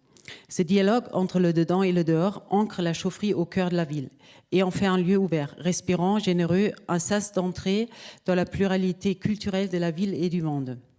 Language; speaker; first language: French; native; French